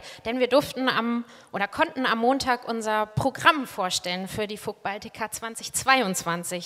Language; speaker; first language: German; native; German